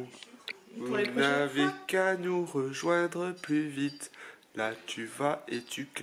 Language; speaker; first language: French; native; French